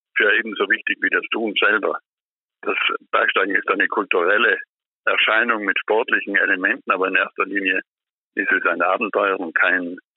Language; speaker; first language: German; native; German